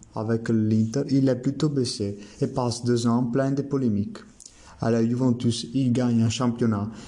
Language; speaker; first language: French; non-native, learner; Italian